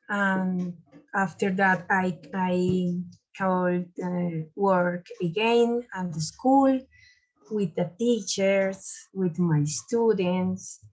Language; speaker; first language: English; non-native, learner; Spanish